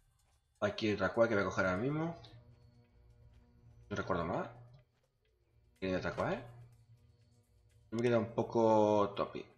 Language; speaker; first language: Spanish; native; Spanish